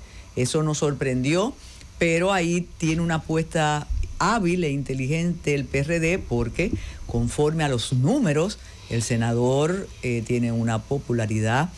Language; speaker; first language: Spanish; native; Spanish